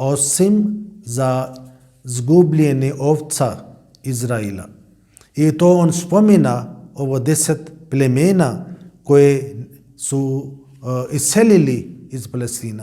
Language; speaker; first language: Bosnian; non-native, learner; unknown